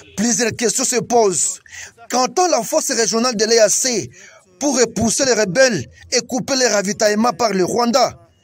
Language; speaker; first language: French; non-native, local second language; Swahili